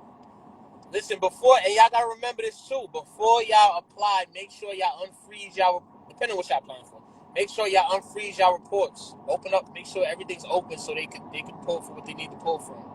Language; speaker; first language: English; native; English